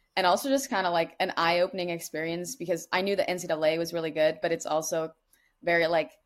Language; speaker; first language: English; non-native, fluent; Dutch